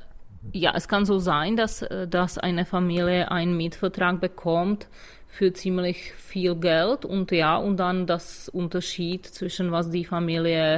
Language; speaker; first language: German; non-native, fluent; Czech